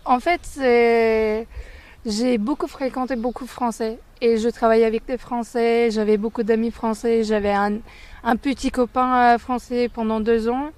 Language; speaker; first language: French; non-native, fluent; Turkish